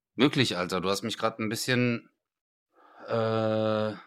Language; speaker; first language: German; early bilingual, other home language; Turkish